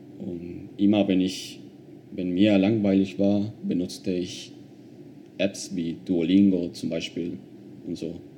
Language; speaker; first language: German; non-native, fluent; Spanish